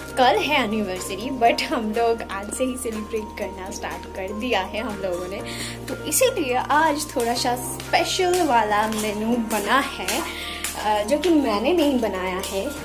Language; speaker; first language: Hindi; non-native, local second language; Bangla